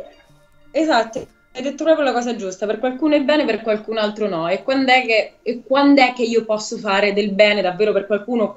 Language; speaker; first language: Italian; native; Italian